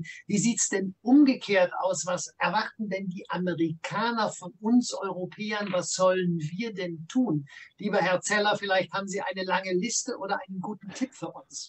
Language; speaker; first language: German; native; German